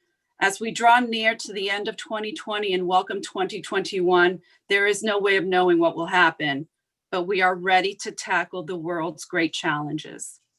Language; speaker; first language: English; native; English